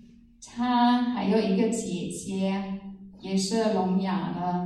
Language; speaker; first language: Chinese; non-native, fluent; German